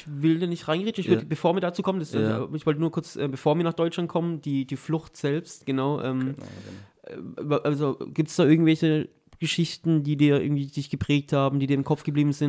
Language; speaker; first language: German; native; German